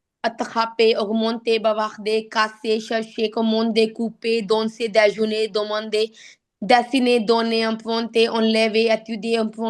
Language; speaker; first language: French; non-native, fluent; Punjabi